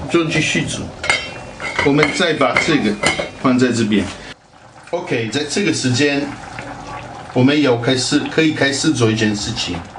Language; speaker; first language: Chinese; non-native, fluent; Italian